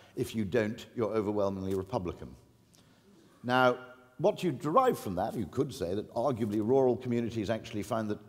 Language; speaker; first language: English; native; English